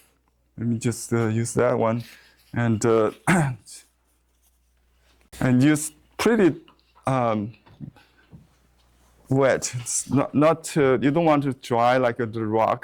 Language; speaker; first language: English; non-native, fluent; Chinese